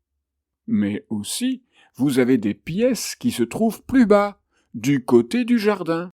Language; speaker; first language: French; native; French